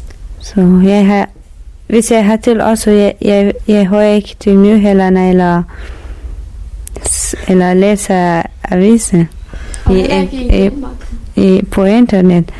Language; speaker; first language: Danish; non-native, learner; Persian